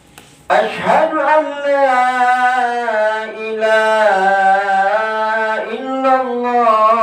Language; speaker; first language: Arabic; non-native, fluent; Indonesian